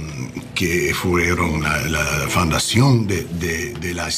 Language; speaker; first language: Spanish; non-native, learner; English